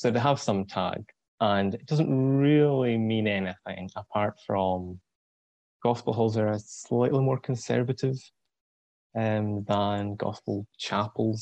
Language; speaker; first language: English; native; English